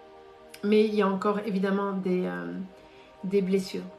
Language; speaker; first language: French; native; French